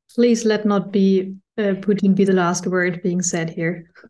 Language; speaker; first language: English; non-native, fluent; German